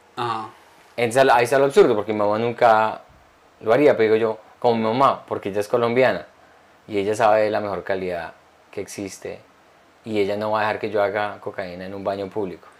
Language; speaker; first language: Spanish; early bilingual, heritage; Spanish